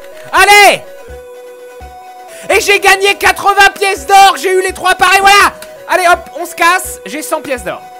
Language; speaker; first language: French; native; French